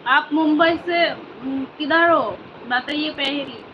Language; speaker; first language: Hindi; non-native, local second language; Bangla